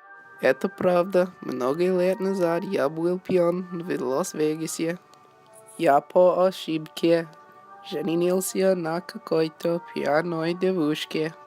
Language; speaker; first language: Russian; non-native, learner; English